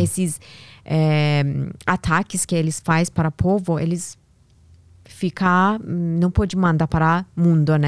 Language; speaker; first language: Portuguese; non-native, learner; Persian